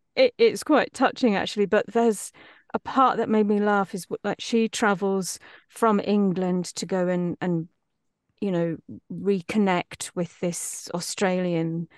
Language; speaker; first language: English; native; English